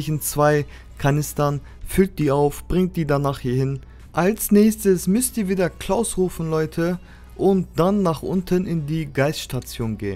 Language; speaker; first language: German; native; German